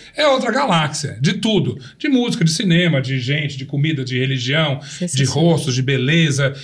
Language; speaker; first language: Portuguese; native; Portuguese